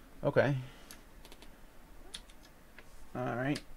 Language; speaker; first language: English; native; English